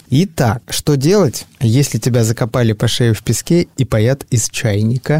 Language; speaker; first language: Russian; native; Russian